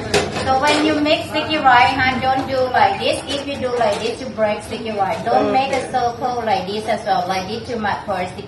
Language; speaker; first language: English; non-native, learner; Thai